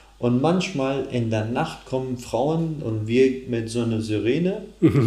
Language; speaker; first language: German; non-native, fluent; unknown